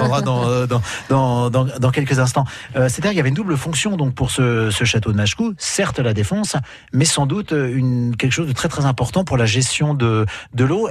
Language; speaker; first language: French; native; French